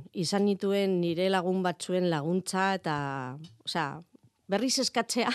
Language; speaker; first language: Basque; non-native, local second language; Spanish